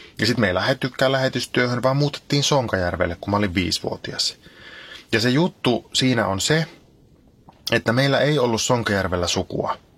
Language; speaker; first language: Finnish; native; Finnish